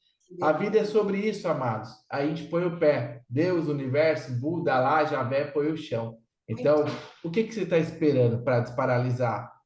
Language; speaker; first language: Portuguese; native; Portuguese